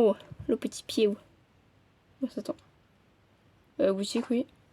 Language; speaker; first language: French; native; French